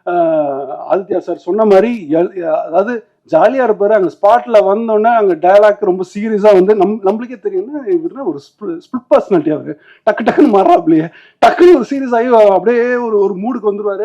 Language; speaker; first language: Tamil; native; Tamil